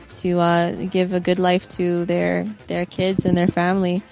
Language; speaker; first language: English; native; English